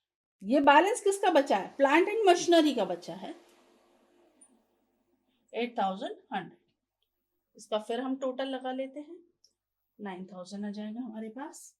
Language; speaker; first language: Hindi; native; Hindi